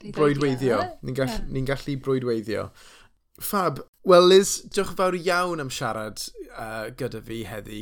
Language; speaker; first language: Welsh; non-native, local second language; English